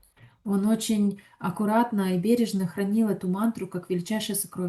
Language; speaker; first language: Russian; native; Russian